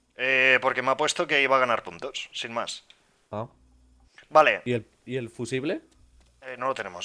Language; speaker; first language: Spanish; native; Spanish